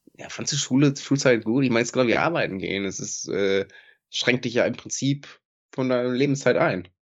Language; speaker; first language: German; native; German